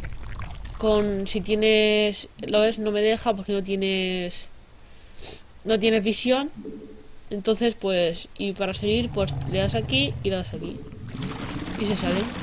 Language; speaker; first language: Spanish; native; Spanish